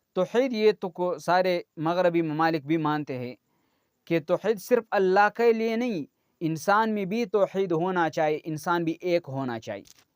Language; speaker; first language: Urdu; non-native, local second language; Pashto